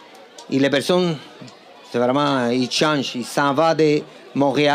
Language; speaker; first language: French; non-native, fluent; Spanish